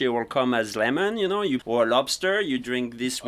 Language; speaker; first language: English; non-native, fluent; French